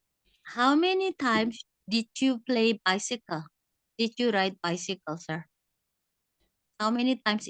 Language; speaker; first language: English; non-native, fluent; Indonesian